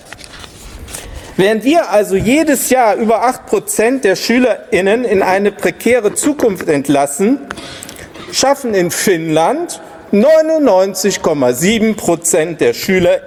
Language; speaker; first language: German; native; German